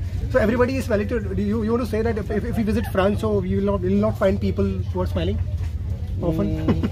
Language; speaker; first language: English; non-native, local second language; Hindi